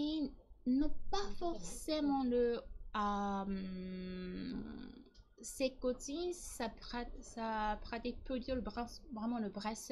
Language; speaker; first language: French; non-native, learner; Japanese